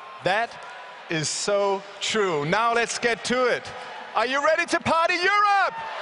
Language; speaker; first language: English; non-native, fluent; Danish